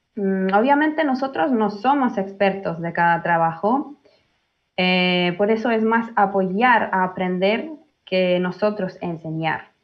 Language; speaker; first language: Spanish; early bilingual, heritage; Finnish